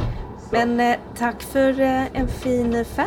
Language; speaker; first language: Swedish; native; Swedish